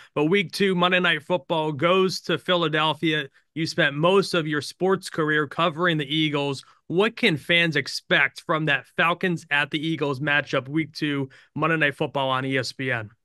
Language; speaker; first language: English; native; English